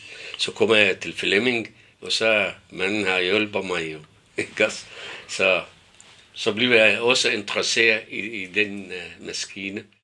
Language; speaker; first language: Danish; non-native, fluent; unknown